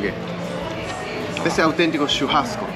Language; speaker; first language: Spanish; non-native, fluent; Japanese